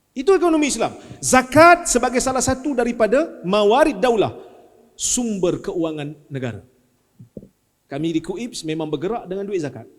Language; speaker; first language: Malay; native; Malay